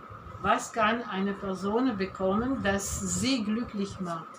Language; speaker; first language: German; non-native, fluent; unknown